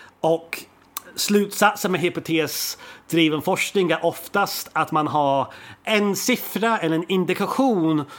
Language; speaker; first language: Swedish; native; Swedish